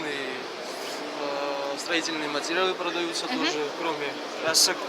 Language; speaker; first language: Russian; non-native, fluent; Georgian